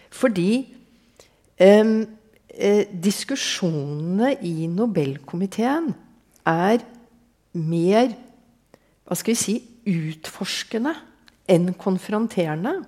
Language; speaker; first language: Norwegian; native; Norwegian